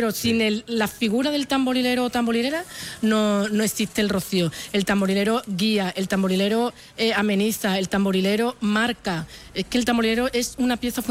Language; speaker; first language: Spanish; native; Spanish